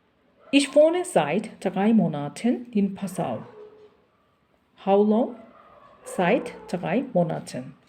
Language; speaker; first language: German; non-native, fluent; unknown